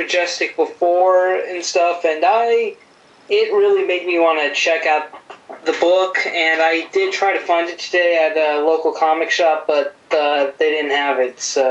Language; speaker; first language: English; native; English